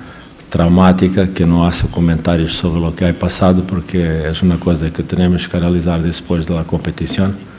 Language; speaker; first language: Spanish; non-native, fluent; Portuguese